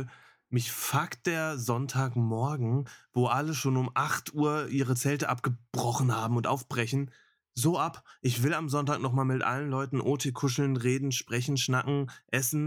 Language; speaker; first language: German; native; German